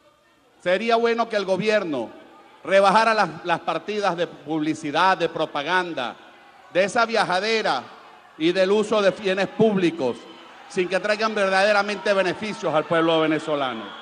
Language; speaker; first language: Spanish; native; Spanish